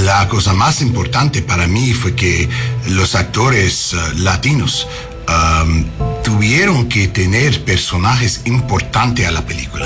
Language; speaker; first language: Spanish; non-native, learner; English